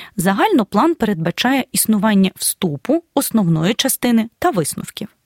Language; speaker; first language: Ukrainian; native; Ukrainian